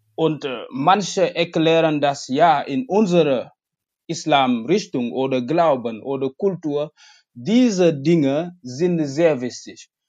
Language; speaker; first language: German; non-native, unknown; Wolof